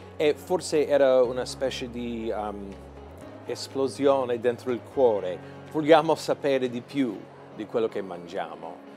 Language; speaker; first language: Italian; non-native, fluent; English